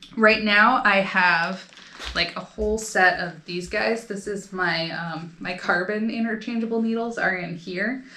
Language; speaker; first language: English; native; English